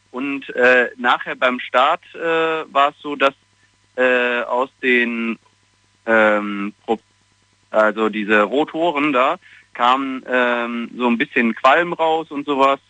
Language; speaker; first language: German; non-native, fluent; Italian